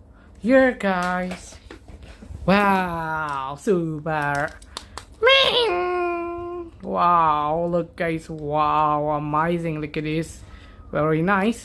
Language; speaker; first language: English; non-native, learner; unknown